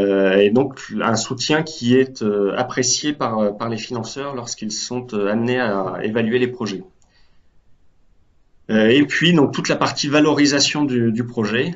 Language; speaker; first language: French; native; French